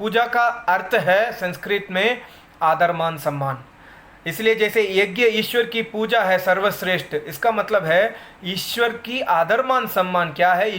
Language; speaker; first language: Hindi; non-native, local second language; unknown